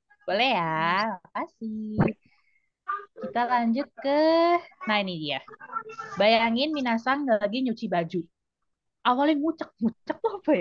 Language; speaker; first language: Indonesian; native; Indonesian